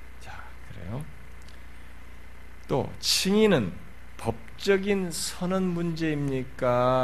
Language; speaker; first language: Korean; native; Korean